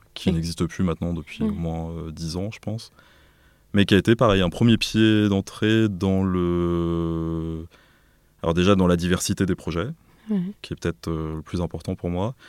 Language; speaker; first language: French; native; French